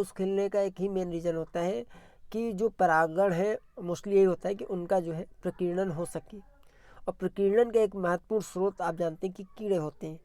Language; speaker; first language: Hindi; native; Hindi